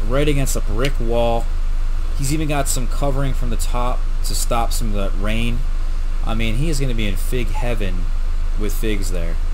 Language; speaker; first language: English; native; English